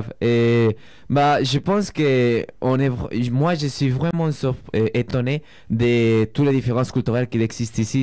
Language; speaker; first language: French; non-native, fluent; Spanish